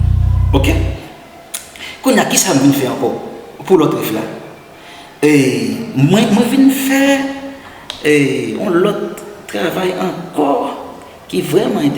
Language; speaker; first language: French; non-native, learner; Haitian Creole